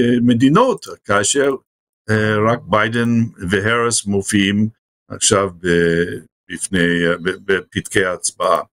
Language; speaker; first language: Hebrew; non-native, fluent; English